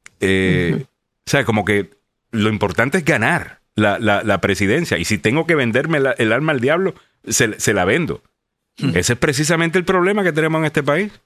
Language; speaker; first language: Spanish; native; Spanish